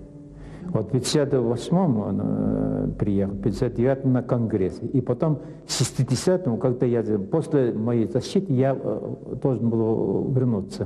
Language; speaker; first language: Russian; non-native, fluent; Mongolian